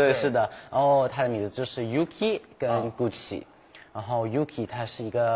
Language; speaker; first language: Chinese; non-native, fluent; Thai